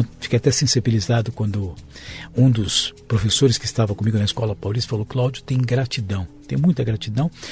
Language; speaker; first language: Portuguese; native; Portuguese